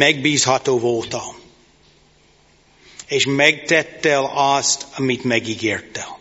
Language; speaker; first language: Hungarian; non-native, fluent; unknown